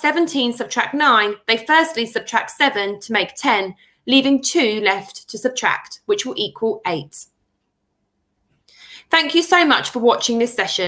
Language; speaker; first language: English; native; English